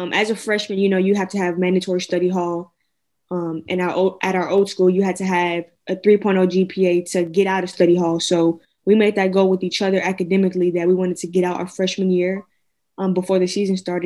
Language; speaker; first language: English; native; English